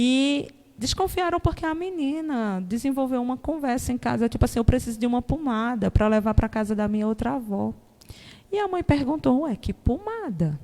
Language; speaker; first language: Portuguese; native; Portuguese